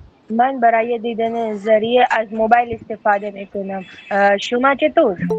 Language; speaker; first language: Persian; non-native, learner; Urdu